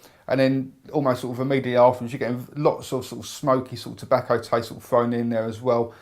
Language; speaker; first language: English; native; English